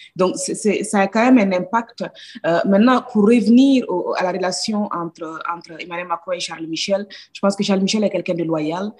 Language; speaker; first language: French; non-native, local second language; Dutch